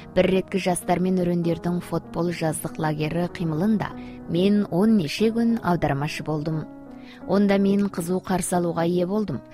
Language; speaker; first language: Kazakh; native; Kazakh